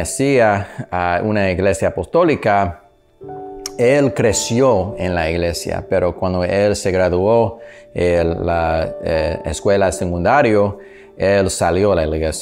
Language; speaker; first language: Spanish; non-native, learner; English